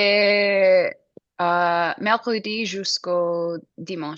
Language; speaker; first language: French; non-native, learner; English